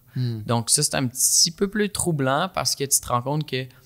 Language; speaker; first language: French; native; French